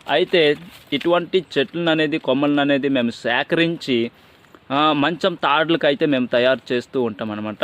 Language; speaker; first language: Telugu; non-native, local second language; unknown